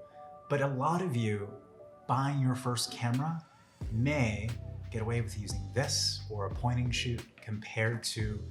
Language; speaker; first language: English; native; English